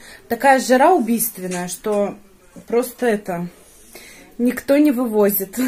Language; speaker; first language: Russian; native; Russian